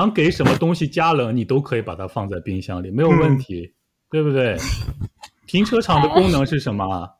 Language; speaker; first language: Chinese; native; Chinese